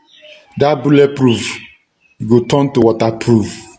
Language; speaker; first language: Nigerian Pidgin; non-native, local second language; Igbo